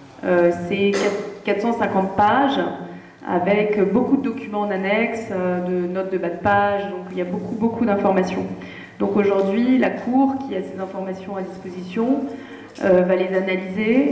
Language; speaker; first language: French; native; French